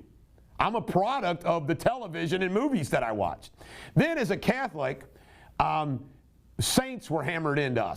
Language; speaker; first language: English; native; English